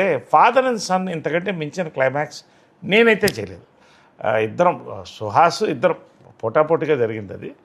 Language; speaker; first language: Telugu; native; Telugu